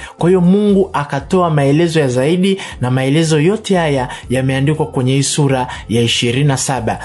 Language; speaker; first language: Swahili; native; Swahili